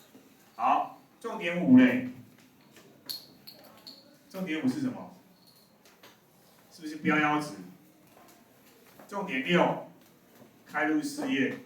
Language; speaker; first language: Chinese; native; Chinese